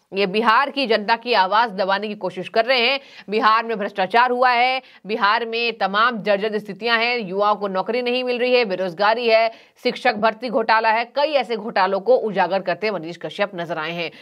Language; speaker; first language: Hindi; native; Hindi